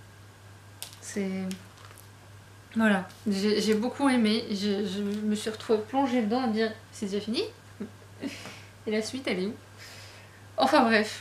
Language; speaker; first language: French; native; French